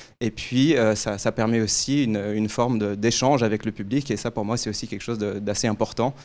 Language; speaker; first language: French; native; French